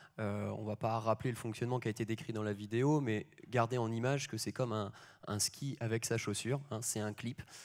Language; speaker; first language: French; native; French